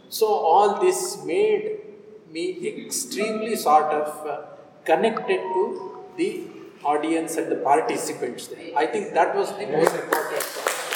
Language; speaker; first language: English; non-native, local second language; Kannada